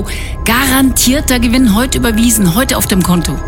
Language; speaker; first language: German; native; German